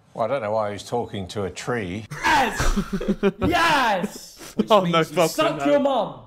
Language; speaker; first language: English; native; English